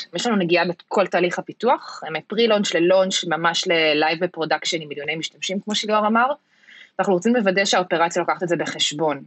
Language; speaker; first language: Hebrew; early bilingual, heritage; Hebrew